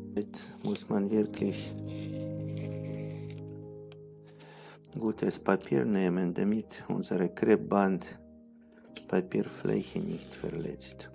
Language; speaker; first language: German; non-native, fluent; Russian